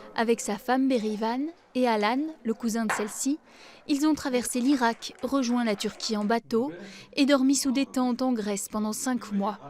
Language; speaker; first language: French; native; French